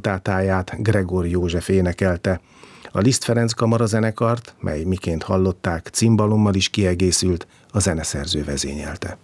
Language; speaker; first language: Hungarian; native; Hungarian